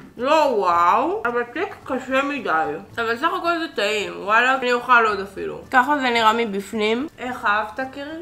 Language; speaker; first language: Hebrew; native; Hebrew